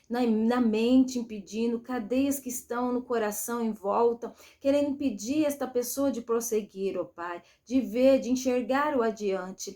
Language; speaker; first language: Portuguese; native; Portuguese